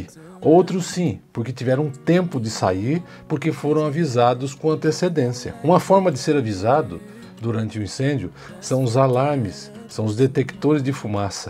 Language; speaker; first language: Portuguese; native; Portuguese